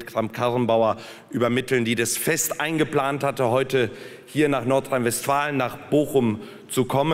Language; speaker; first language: German; early bilingual, other home language; Polish